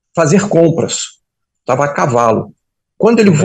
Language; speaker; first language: Portuguese; native; Portuguese